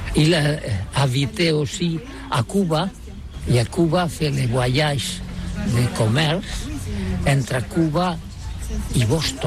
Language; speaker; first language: French; non-native, learner; Catalan